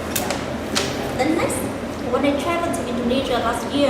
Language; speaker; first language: English; non-native, fluent; Vietnamese